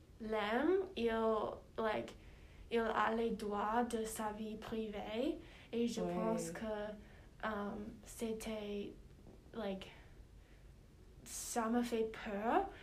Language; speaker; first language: French; non-native, learner; English